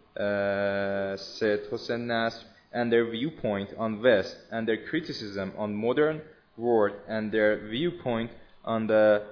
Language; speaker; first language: English; non-native, learner; Persian